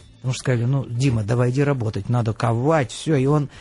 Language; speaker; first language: Russian; native; Russian